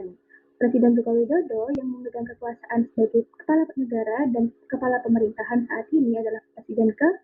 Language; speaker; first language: Indonesian; native; Indonesian